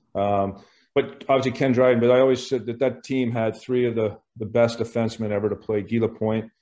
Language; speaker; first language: English; native; English